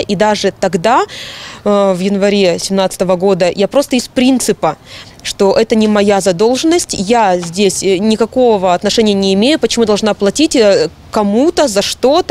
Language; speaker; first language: Russian; native; Russian